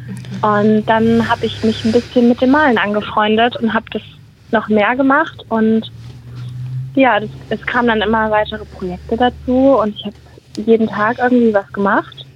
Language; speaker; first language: German; native; German